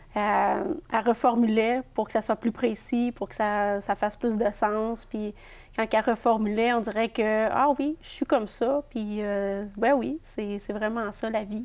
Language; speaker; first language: French; native; French